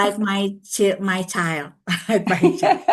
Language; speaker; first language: English; non-native, learner; Indonesian